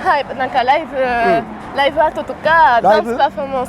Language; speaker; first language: Japanese; non-native, learner; French